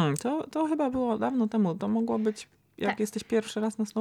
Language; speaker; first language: Polish; native; Polish